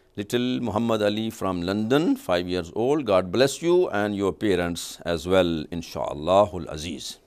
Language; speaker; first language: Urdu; non-native, local second language; Punjabi